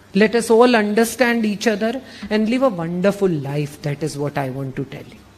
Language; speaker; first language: English; non-native, local second language; Gujarati